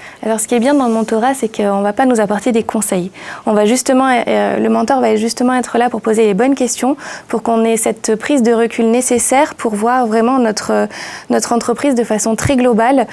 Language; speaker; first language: French; native; French